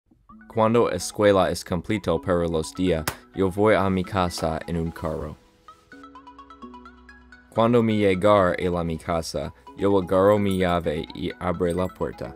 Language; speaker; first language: Spanish; non-native, learner; English